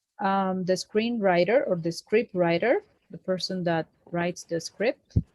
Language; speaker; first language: English; non-native, fluent; Spanish